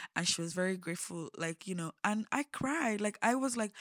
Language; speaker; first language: English; non-native, local second language; Yoruba